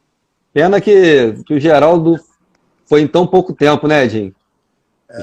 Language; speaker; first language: Portuguese; native; Portuguese